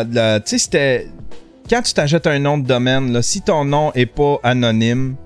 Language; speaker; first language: French; native; French